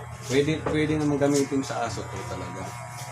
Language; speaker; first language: Filipino; native; Filipino